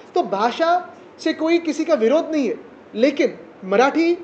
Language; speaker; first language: Hindi; non-native, local second language; Marathi